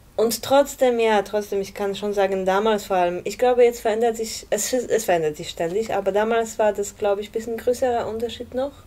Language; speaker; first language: German; non-native, fluent; Polish